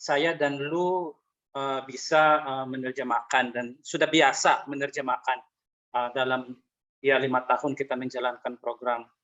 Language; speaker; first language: Indonesian; non-native, fluent; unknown